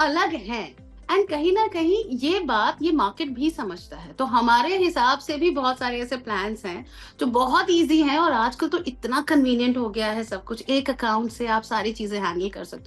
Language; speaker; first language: Hindi; native; Hindi